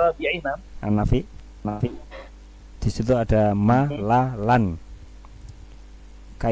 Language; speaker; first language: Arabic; non-native, learner; Indonesian